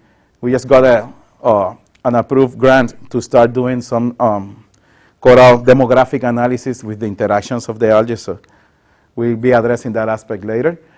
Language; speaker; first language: English; non-native, local second language; Spanish